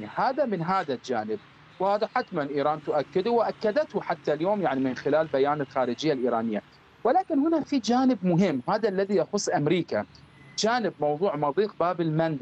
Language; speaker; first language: Arabic; non-native, fluent; Persian